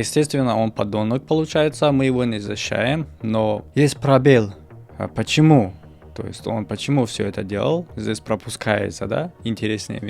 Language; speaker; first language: Russian; non-native, fluent; Tajik